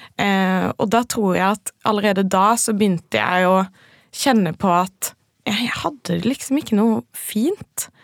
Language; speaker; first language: Norwegian; native; Norwegian